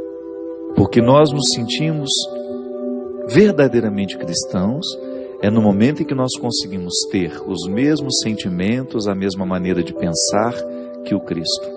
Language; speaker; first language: Portuguese; native; Portuguese